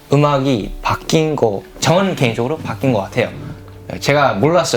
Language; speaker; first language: Korean; early bilingual, heritage; English